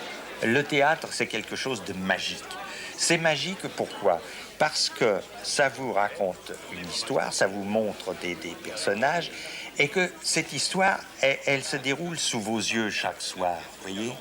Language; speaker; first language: French; native; French